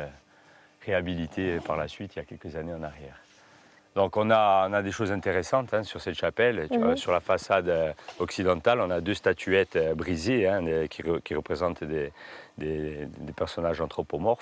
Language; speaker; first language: French; native; French